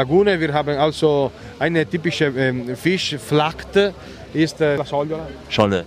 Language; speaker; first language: German; non-native, learner; Italian